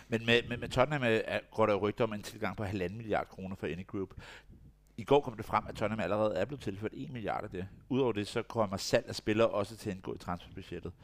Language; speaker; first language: Danish; native; Danish